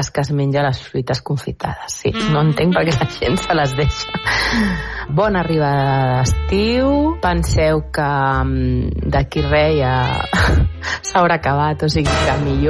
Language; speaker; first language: Catalan; native; Catalan